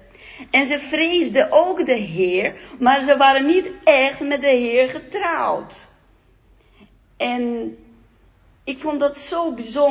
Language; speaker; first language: Dutch; non-native, fluent; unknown